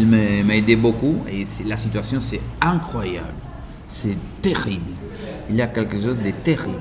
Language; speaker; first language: French; non-native, learner; Italian